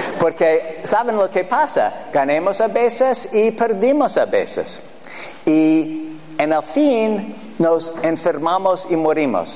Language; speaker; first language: Spanish; non-native, fluent; English